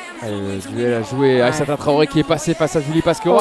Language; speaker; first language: French; native; French